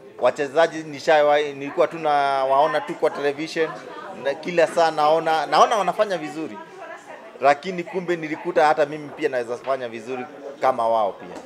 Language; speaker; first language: Swahili; non-native, local second language; Kikuyu